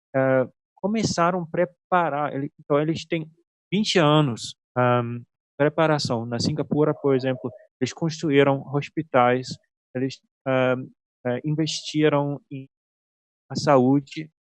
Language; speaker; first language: Portuguese; non-native, fluent; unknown